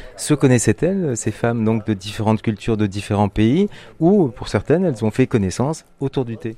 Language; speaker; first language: French; native; French